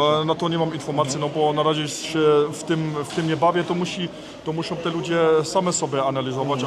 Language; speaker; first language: Polish; early bilingual, heritage; Polish